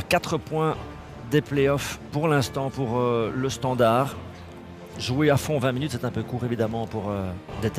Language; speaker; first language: French; native; French